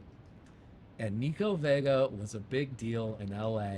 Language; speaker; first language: English; native; English